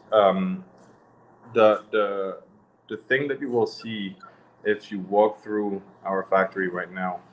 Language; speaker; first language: English; non-native, fluent; French